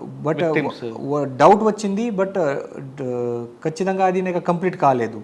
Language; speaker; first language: Telugu; non-native, learner; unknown